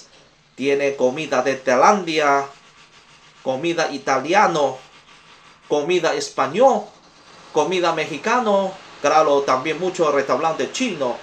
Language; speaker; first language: Spanish; non-native, learner; Chinese